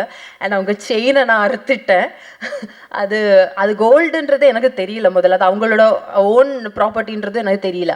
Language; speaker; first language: Tamil; non-native, fluent; Malayalam